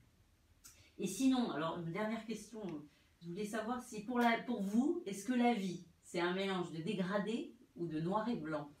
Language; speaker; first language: French; native; French